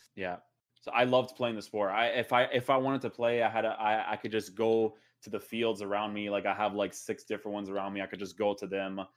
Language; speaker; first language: English; native; English